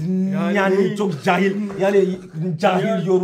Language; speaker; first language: Turkish; non-native, learner; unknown